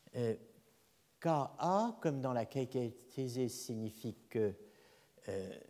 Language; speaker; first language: French; native; French